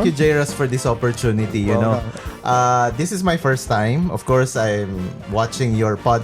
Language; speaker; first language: English; non-native, local second language; Filipino